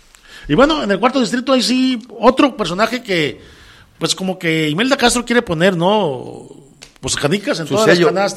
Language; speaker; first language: Spanish; native; Spanish